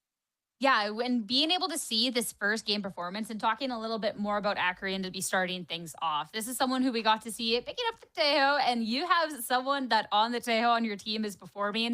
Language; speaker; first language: English; native; English